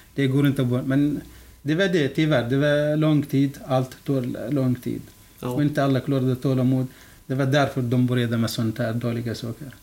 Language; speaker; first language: Swedish; non-native, fluent; Arabic